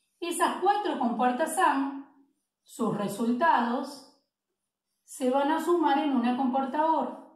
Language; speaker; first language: Spanish; native; Spanish